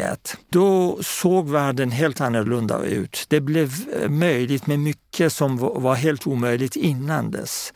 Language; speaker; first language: Swedish; non-native, fluent; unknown